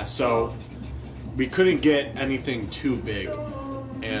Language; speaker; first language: English; native; English